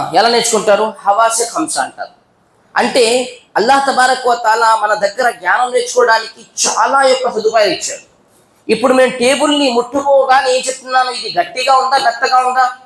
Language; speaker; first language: Telugu; non-native, local second language; Urdu